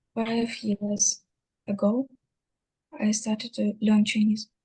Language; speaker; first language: English; non-native, learner; Russian